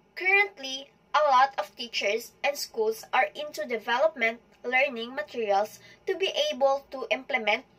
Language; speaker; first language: English; non-native, local second language; Filipino